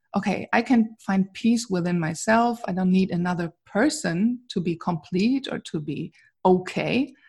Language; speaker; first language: English; non-native, fluent; German